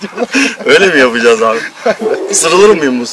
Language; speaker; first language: Turkish; native; Turkish